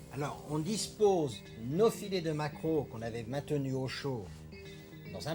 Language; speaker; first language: French; native; French